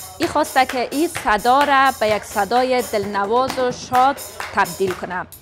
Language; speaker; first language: Persian; native; Persian